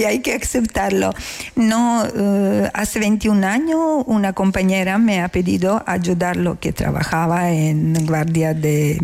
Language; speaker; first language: Spanish; non-native, learner; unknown